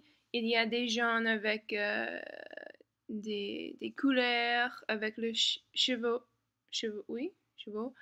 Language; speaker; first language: French; non-native, learner; English